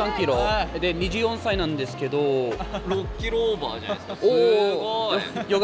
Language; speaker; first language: Japanese; native; Japanese